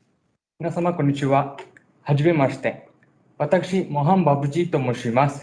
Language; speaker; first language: Japanese; non-native, learner; Tamil